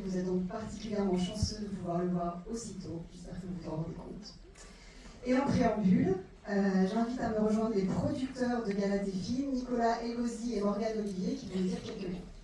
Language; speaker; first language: French; native; French